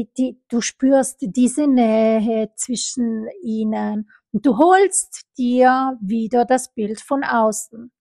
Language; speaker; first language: German; non-native, fluent; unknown